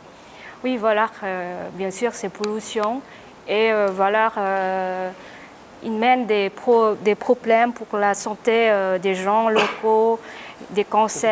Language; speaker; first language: French; non-native, learner; Vietnamese